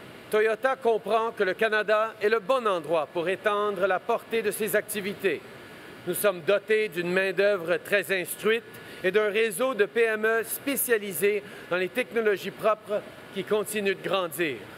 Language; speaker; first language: French; early bilingual, heritage; French